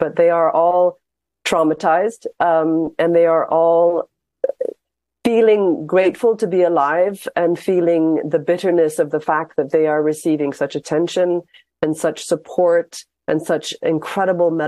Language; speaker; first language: English; native; English